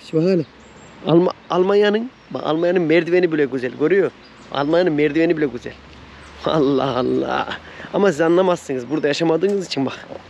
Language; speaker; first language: Turkish; native; Turkish